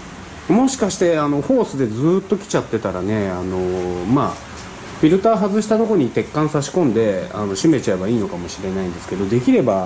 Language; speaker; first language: Japanese; native; Japanese